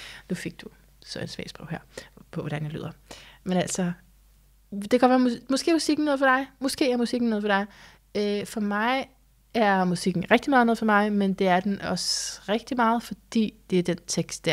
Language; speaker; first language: Danish; native; Danish